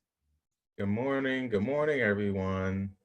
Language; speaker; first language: English; native; English